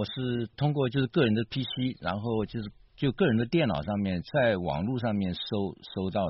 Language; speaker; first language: Chinese; native; Chinese